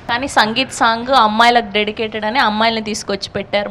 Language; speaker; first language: Telugu; native; Telugu